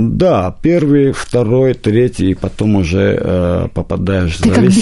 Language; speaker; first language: Russian; non-native, local second language; Armenian